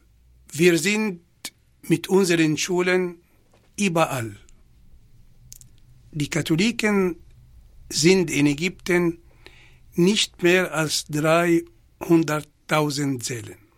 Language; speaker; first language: German; non-native, fluent; Arabic